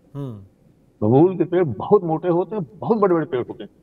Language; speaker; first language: Hindi; native; Hindi